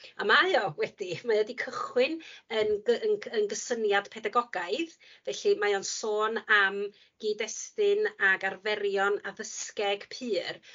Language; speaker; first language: Welsh; native; Welsh